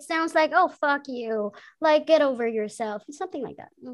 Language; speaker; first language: English; non-native, local second language; Filipino